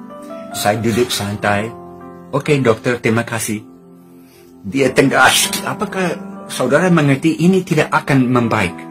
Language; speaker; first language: Indonesian; non-native, fluent; English